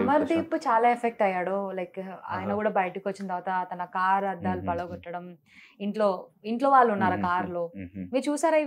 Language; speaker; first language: Telugu; native; Telugu